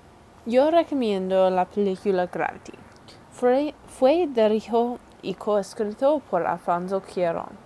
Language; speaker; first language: Spanish; non-native, learner; English